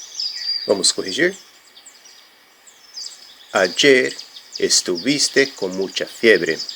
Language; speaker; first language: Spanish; non-native, fluent; Portuguese